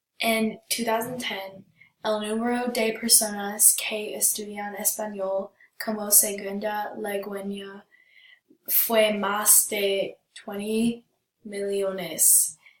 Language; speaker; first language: Spanish; non-native, learner; English